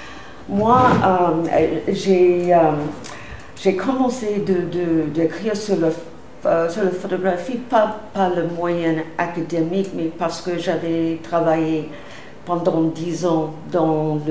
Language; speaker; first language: French; non-native, fluent; English